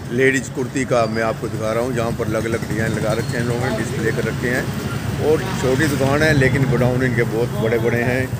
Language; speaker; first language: Hindi; non-native, local second language; Punjabi